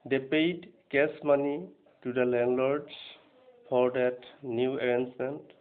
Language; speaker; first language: English; non-native, local second language; Assamese